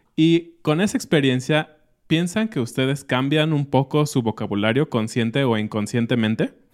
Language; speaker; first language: Spanish; native; Spanish